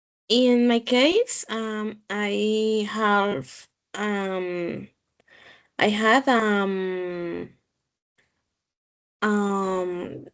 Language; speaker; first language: English; non-native, learner; Spanish